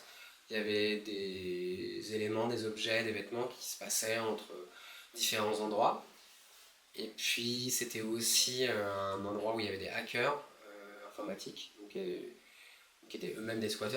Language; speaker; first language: French; native; French